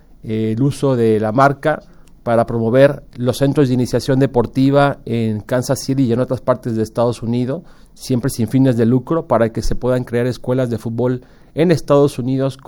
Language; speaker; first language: Spanish; native; Spanish